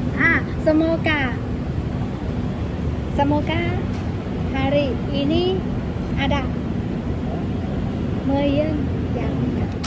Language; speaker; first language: Indonesian; non-native, learner; Thai